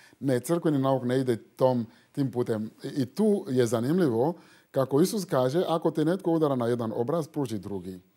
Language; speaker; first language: Croatian; non-native, fluent; Fon